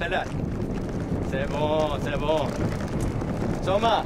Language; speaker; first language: French; non-native, learner; English